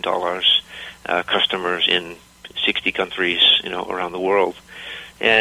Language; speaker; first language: English; native; English